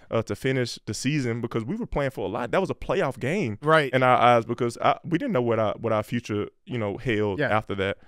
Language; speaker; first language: English; native; English